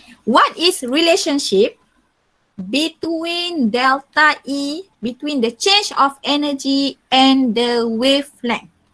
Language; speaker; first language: English; non-native, local second language; Malay